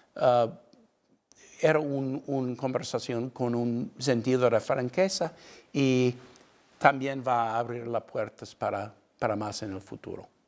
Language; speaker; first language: Spanish; non-native, fluent; English